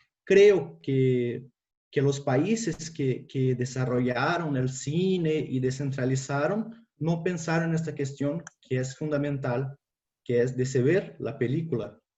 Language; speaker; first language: Spanish; non-native, fluent; Portuguese